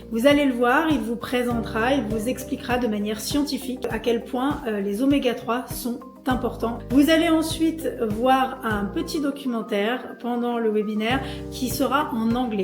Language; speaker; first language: French; native; French